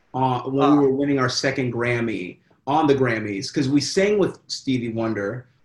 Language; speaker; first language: English; native; English